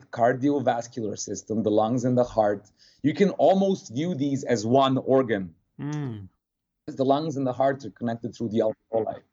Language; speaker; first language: English; non-native, fluent; Serbian